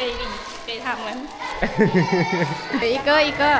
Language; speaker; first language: Chinese; non-native, fluent; Lao